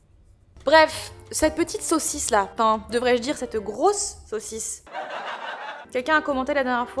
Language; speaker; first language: French; native; French